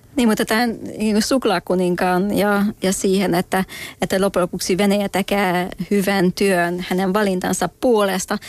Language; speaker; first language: Finnish; non-native, fluent; Hungarian